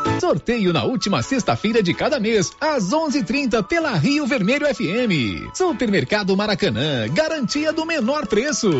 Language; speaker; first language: Portuguese; native; Portuguese